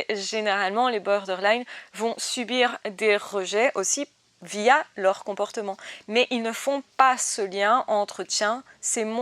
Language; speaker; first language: French; native; French